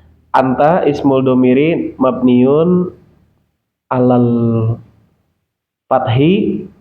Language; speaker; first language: Arabic; non-native, learner; Indonesian